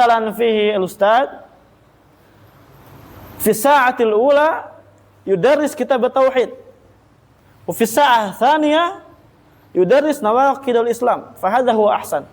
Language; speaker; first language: Arabic; non-native, fluent; Indonesian